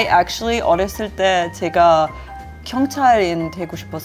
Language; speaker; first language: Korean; non-native, learner; German